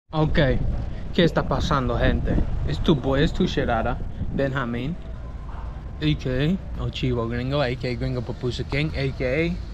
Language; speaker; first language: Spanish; non-native, learner; English